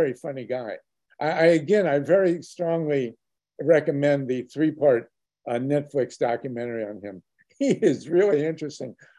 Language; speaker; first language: English; native; English